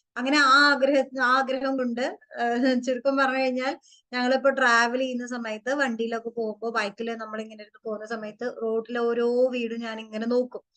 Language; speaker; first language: Malayalam; early bilingual, heritage; Malayalam